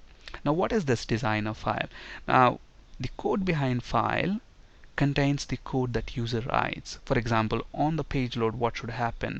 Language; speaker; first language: English; non-native, local second language; Telugu